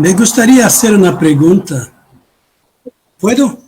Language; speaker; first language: Spanish; non-native, fluent; Portuguese